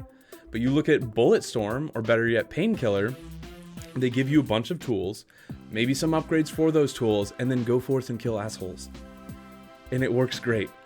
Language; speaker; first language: English; native; English